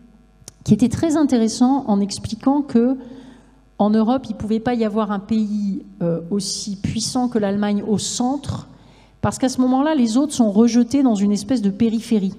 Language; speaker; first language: French; native; French